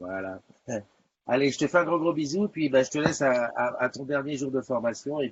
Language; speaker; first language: French; native; French